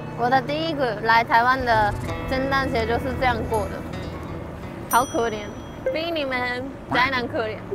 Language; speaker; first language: Chinese; non-native, fluent; Japanese